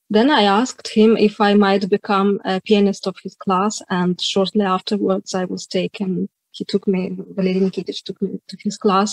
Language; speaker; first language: English; non-native, fluent; Ukrainian